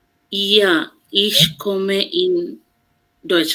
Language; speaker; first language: German; non-native, learner; Bangla